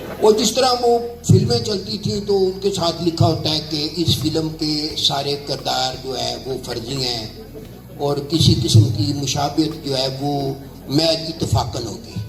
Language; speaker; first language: Urdu; non-native, local second language; Punjabi